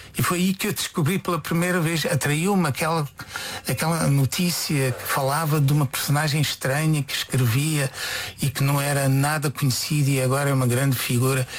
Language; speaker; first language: Portuguese; non-native, fluent; Konkani